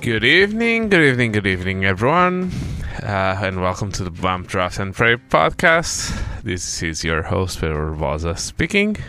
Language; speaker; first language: English; non-native, fluent; Portuguese